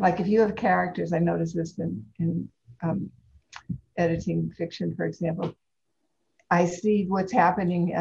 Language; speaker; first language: English; native; English